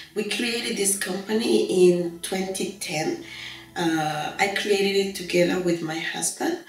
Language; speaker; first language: English; non-native, fluent; Spanish